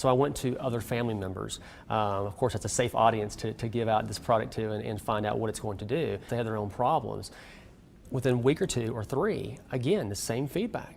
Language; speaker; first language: English; native; English